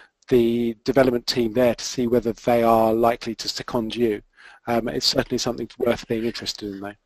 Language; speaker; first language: English; native; English